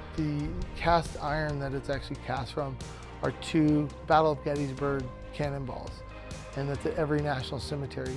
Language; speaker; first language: English; native; English